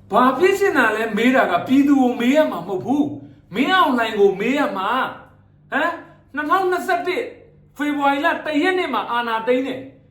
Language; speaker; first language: Burmese; native; Burmese